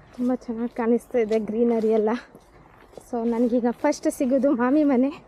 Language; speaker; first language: Kannada; native; Kannada